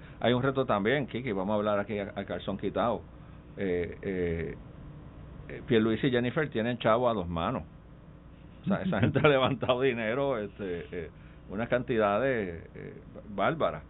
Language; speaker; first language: Spanish; native; Spanish